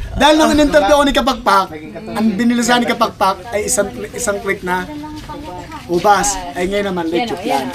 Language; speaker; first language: Filipino; native; Filipino